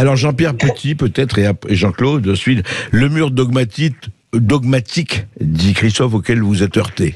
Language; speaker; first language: French; native; French